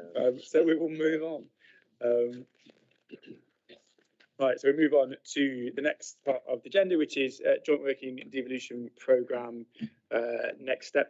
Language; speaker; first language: English; native; English